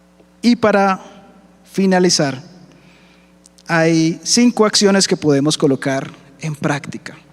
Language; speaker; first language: Spanish; native; Spanish